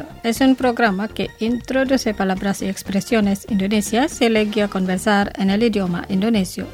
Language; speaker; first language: Spanish; non-native, fluent; Indonesian